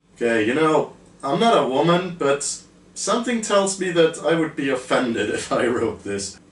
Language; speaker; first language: English; non-native, fluent; Icelandic